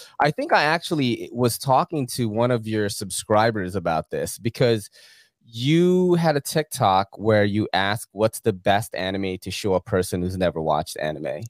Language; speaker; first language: English; early bilingual, other home language; Filipino